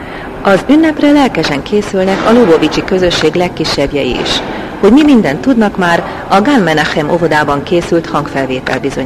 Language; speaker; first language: Hungarian; native; Hungarian